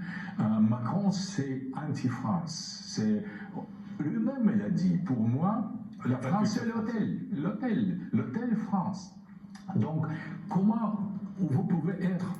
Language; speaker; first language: French; non-native, fluent; Russian